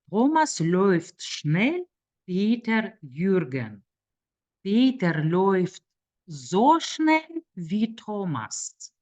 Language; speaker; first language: German; non-native, fluent; Lithuanian